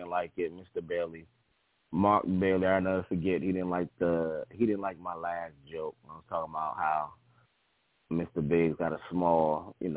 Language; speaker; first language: English; native; English